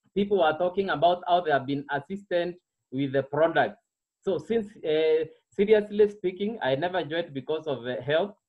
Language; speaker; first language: English; non-native, local second language; Meru